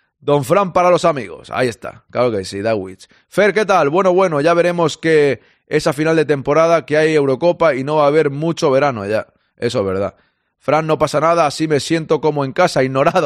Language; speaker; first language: Spanish; native; Spanish